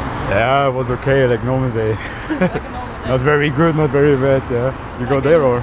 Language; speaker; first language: English; non-native, fluent; German